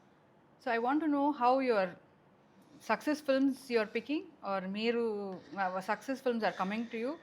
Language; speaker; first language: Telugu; non-native, local second language; Kannada